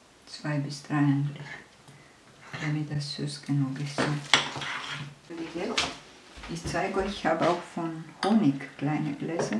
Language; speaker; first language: German; non-native, fluent; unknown